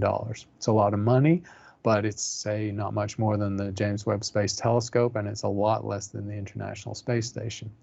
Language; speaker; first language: English; native; English